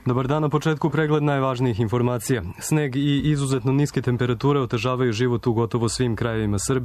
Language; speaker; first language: Croatian; native; Croatian